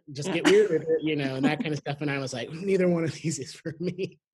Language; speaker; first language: English; native; English